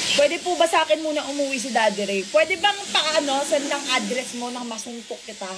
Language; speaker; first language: Filipino; native; Filipino